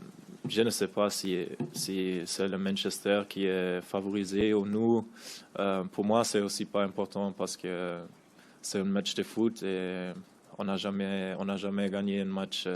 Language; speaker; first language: French; non-native, fluent; German